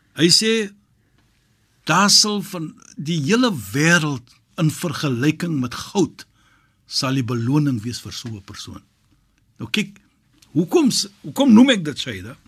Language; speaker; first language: Afrikaans; native; Afrikaans